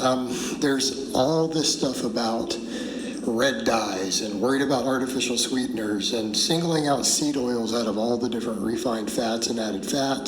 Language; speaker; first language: English; native; English